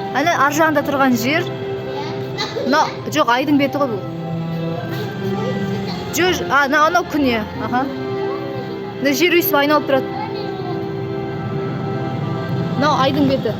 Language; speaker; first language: Kazakh; native; Kazakh